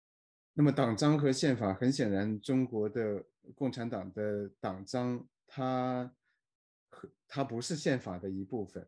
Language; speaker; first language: Chinese; native; Chinese